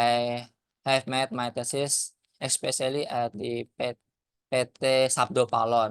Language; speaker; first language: English; non-native, learner; Indonesian